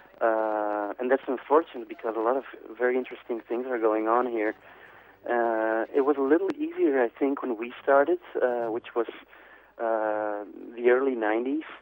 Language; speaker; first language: English; non-native, fluent; Dutch